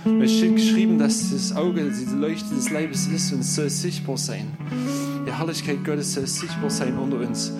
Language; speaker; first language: German; native; German